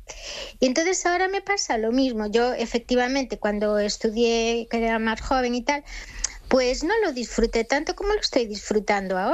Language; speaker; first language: Spanish; native; Spanish